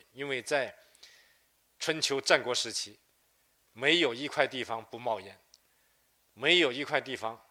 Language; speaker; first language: Chinese; native; Chinese